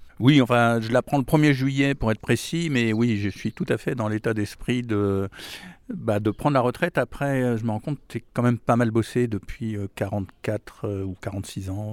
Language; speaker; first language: French; native; French